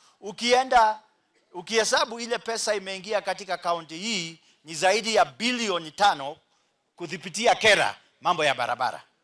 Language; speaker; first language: Swahili; native; Swahili